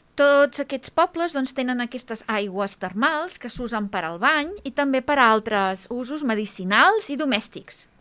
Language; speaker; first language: Catalan; native; Catalan